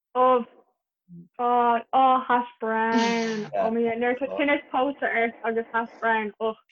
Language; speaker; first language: Irish; native; Irish